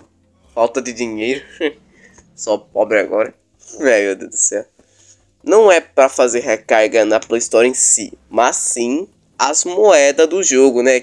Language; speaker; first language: Portuguese; native; Portuguese